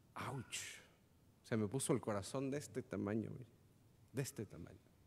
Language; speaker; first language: Spanish; native; Spanish